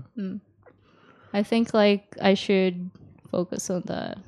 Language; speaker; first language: English; early bilingual, other home language; Japanese